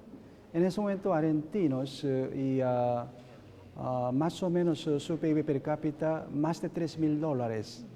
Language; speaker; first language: Spanish; non-native, learner; Korean